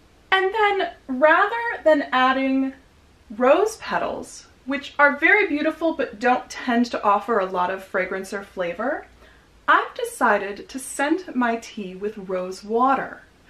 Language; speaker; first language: English; native; English